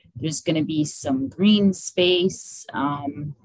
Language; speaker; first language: English; native; English